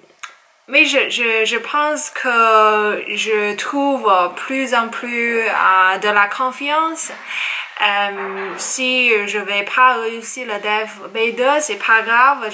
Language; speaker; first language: French; non-native, learner; Chinese